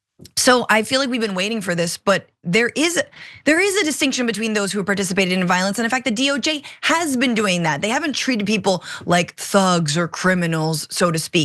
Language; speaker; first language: English; native; English